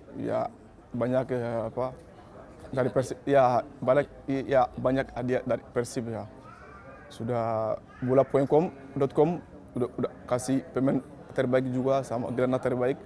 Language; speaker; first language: Malay; non-native, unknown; Bambara